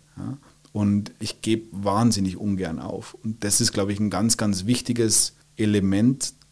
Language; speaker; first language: German; native; German